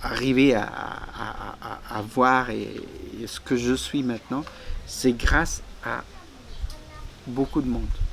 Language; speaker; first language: French; non-native, fluent; Spanish